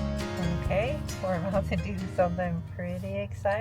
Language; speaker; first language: English; native; English